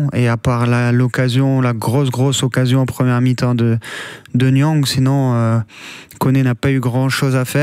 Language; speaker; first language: French; native; French